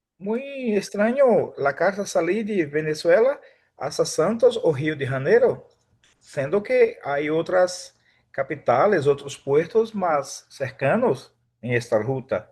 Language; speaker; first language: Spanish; non-native, fluent; Portuguese